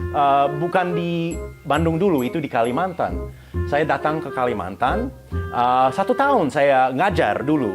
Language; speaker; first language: Indonesian; non-native, fluent; English